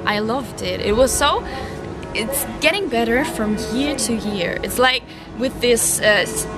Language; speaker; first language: English; non-native, fluent; German